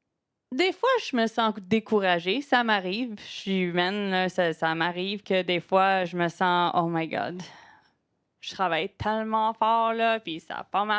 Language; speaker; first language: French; non-native, local second language; English